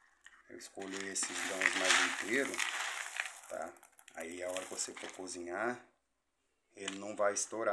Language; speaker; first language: Portuguese; native; Portuguese